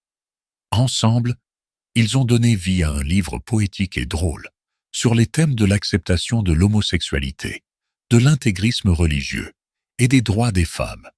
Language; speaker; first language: French; native; French